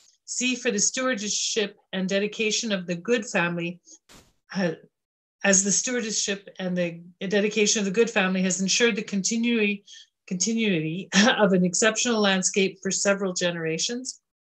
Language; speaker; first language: English; native; English